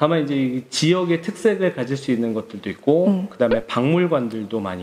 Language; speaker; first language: Korean; native; Korean